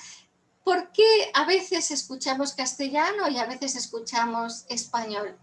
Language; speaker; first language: Spanish; native; Spanish